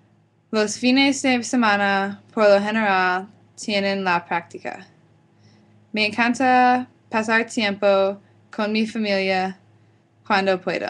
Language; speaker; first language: Spanish; non-native, learner; English